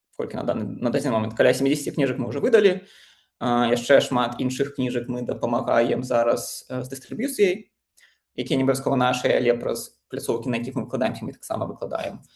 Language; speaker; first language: Belarusian; non-native, local second language; Russian